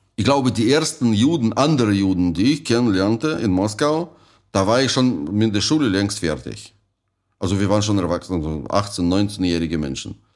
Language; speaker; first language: German; non-native, fluent; Russian